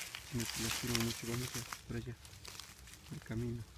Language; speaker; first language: Spanish; native; Spanish